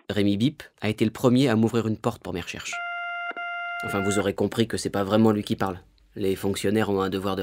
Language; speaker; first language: French; native; French